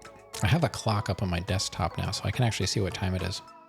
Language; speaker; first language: English; native; English